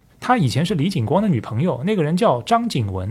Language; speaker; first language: Chinese; native; Chinese